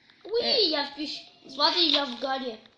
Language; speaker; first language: Russian; native; Russian